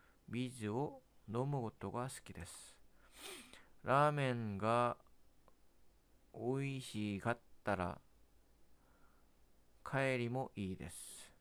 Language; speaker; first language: Japanese; non-native, learner; Korean